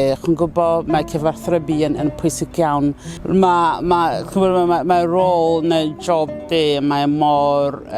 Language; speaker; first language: Welsh; non-native, learner; Southern Sotho